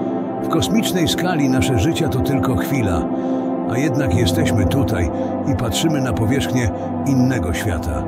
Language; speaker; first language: Polish; native; Polish